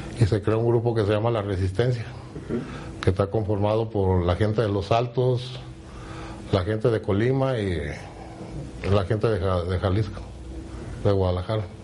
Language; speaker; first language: Spanish; native; Spanish